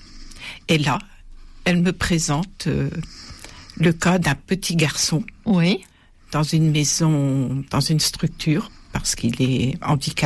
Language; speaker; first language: French; native; French